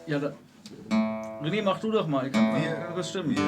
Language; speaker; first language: German; native; German